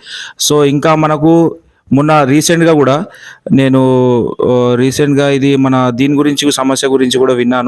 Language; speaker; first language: Telugu; native; Telugu